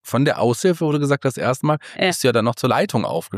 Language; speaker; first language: German; native; German